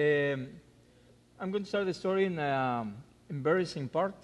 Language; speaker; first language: English; non-native, fluent; Spanish